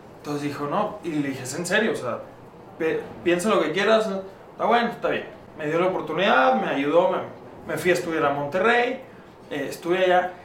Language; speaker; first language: Spanish; native; Spanish